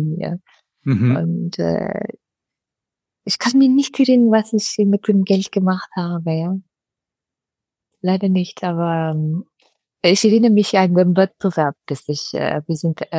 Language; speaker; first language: German; non-native, fluent; Russian